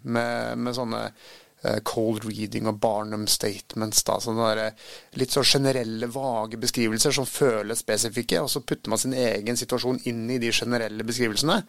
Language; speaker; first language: Norwegian; early bilingual, other home language; Swedish